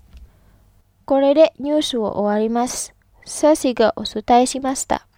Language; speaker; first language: Japanese; non-native, fluent; Indonesian